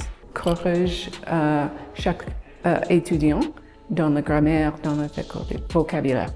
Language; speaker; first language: French; non-native, learner; English